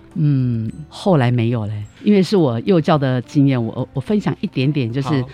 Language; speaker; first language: Chinese; native; Chinese